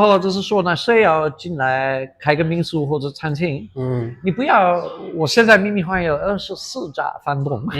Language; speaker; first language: Chinese; non-native, fluent; English